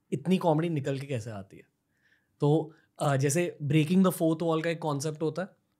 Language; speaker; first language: Hindi; native; Hindi